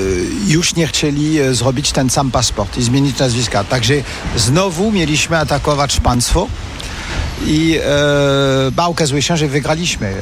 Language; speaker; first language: Polish; non-native, fluent; French